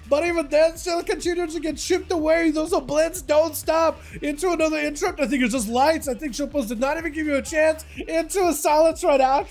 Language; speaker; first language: English; native; English